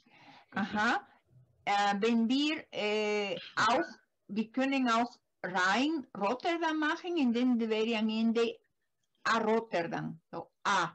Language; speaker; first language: German; non-native, learner; Spanish